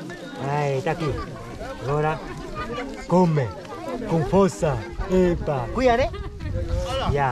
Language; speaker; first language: Portuguese; non-native, learner; Vietnamese